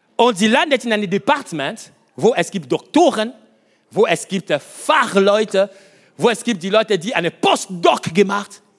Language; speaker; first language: German; non-native, learner; Lingala